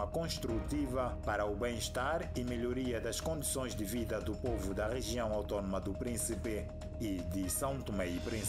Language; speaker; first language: Portuguese; native; Portuguese